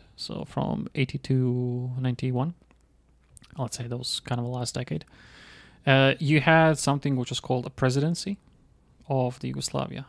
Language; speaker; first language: English; non-native, fluent; Croatian